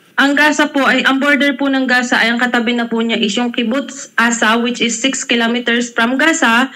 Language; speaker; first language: Filipino; native; Filipino